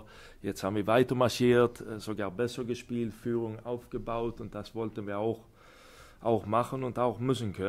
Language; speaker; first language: German; non-native, fluent; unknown